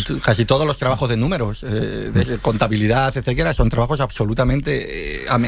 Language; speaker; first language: Spanish; native; Spanish